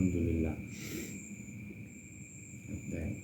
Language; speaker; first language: English; non-native, learner; Indonesian